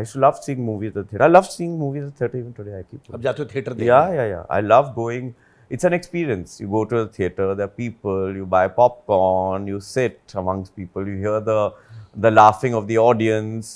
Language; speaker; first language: English; non-native, local second language; Hindi